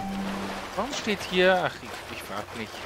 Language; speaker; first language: German; native; German